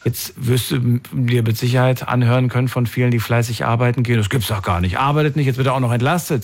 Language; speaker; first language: German; native; German